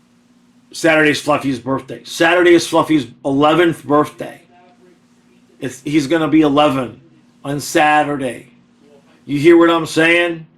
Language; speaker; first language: English; native; English